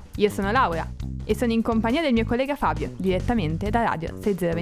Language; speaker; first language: Italian; native; Italian